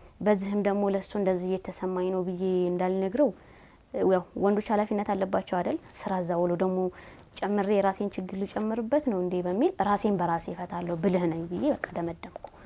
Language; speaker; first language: Amharic; native; Amharic